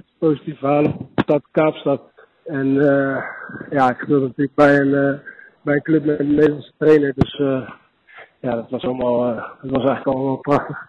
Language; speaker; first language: Dutch; native; Dutch